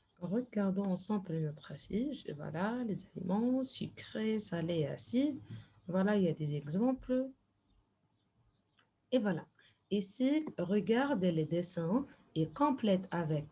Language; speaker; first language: French; non-native, fluent; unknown